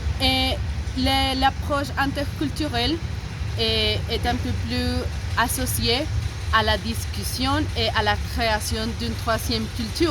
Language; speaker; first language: French; non-native, learner; Spanish